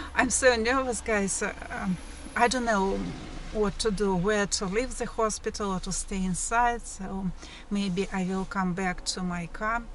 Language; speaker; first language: English; non-native, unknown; Russian